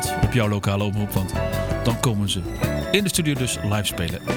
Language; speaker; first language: Dutch; native; Dutch